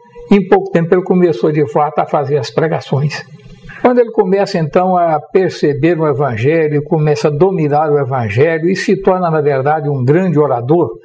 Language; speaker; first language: Portuguese; native; Portuguese